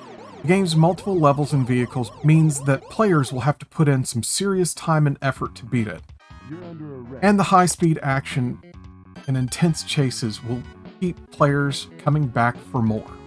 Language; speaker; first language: English; native; English